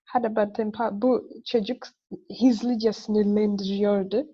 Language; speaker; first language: Turkish; non-native, fluent; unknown